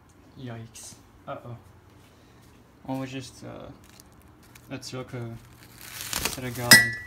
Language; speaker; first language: French; non-native, learner; English